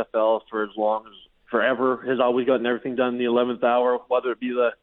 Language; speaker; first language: English; native; English